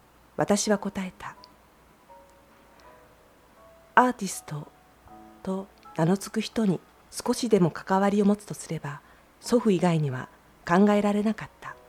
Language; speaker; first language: Japanese; native; Japanese